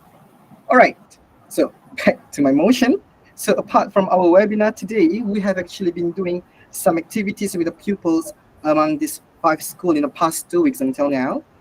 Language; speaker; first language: English; non-native, local second language; Malay